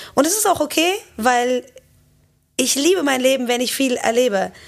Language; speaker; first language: German; native; German